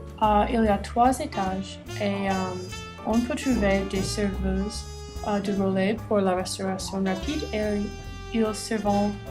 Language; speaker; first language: French; non-native, learner; English